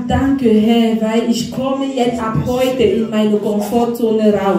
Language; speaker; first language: German; non-native, learner; French